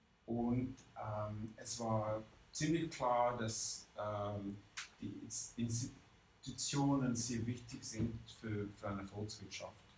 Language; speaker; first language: German; non-native, fluent; English